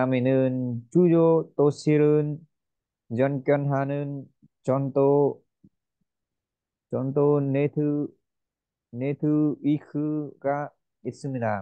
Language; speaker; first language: Korean; non-native, learner; Vietnamese